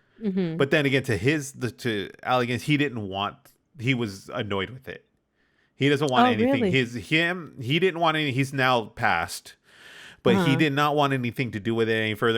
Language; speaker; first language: English; native; English